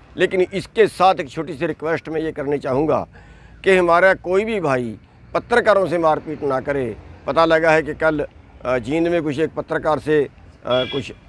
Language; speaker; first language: Hindi; native; Hindi